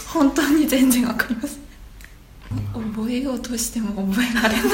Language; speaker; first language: Japanese; early bilingual, other home language; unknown